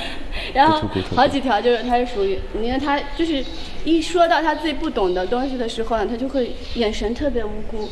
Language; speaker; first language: Chinese; native; Chinese